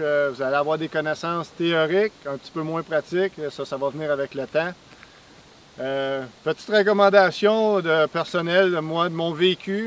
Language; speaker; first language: French; native; French